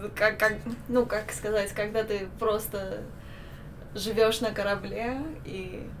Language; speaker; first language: Russian; non-native, local second language; Armenian